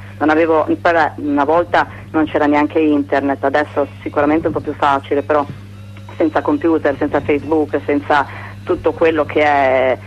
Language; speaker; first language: Italian; native; Italian